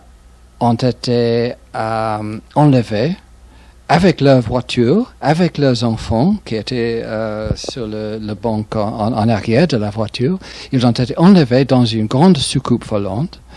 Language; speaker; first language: French; non-native, fluent; English